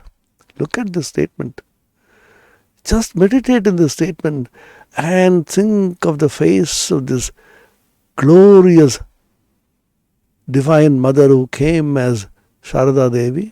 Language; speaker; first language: English; non-native, local second language; Bangla